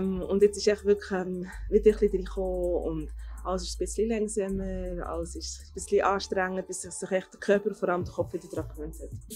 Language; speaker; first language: German; native; German